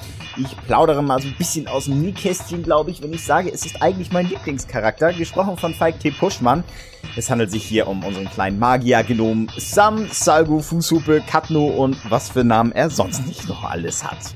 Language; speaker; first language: German; native; German